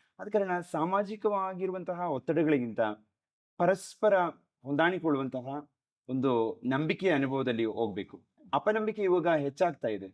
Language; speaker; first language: Kannada; non-native, local second language; Malayalam